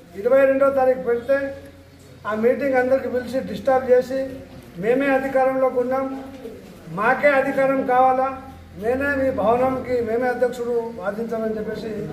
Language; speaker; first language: Telugu; non-native, local second language; Lambadi